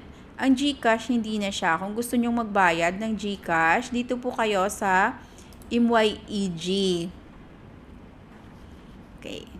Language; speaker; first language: Filipino; native; Filipino